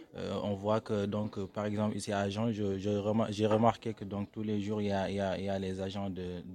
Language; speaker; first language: French; non-native, local second language; Wolof